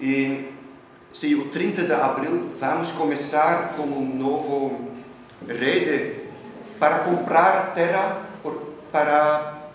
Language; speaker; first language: Portuguese; non-native, fluent; Dutch